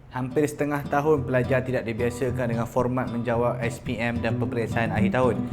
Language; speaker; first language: Malay; native; Malay